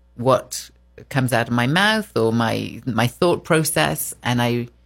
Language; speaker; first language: English; native; English